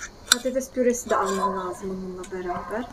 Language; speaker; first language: Turkish; non-native, fluent; Polish